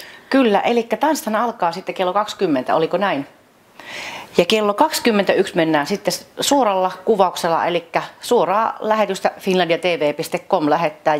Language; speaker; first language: Finnish; native; Finnish